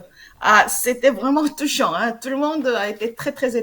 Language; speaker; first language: French; non-native, fluent; Korean